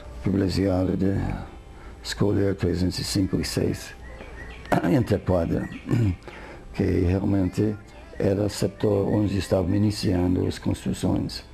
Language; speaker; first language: Portuguese; non-native, fluent; English